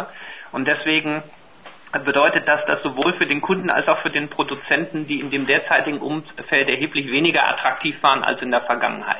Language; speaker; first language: German; native; German